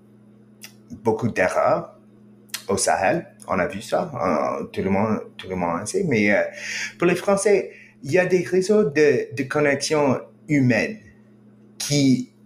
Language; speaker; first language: French; non-native, fluent; English